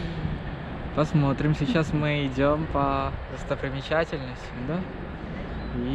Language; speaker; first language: Russian; non-native, learner; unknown